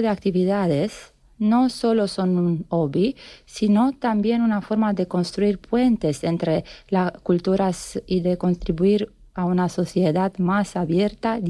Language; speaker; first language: Spanish; non-native, fluent; Romanian